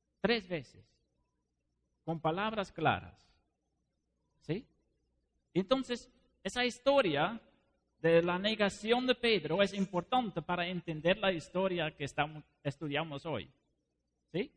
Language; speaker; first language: Spanish; non-native, fluent; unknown